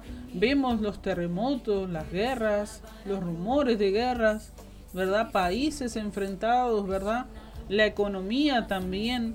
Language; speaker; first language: Spanish; native; Spanish